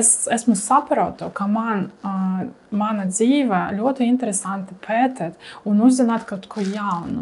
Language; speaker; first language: Latvian; non-native, learner; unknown